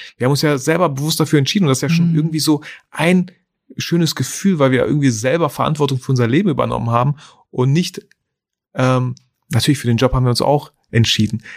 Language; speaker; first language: German; early bilingual, other home language; Russian